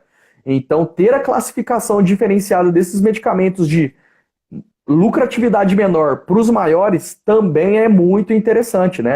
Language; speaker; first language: Portuguese; native; Portuguese